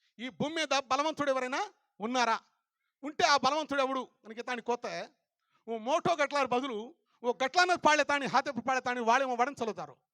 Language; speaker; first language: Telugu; non-native, local second language; Lambadi